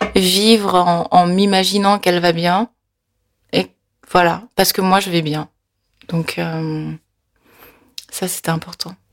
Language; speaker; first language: French; early bilingual, other home language; Korean